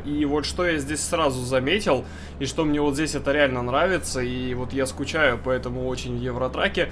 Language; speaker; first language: Russian; native; Russian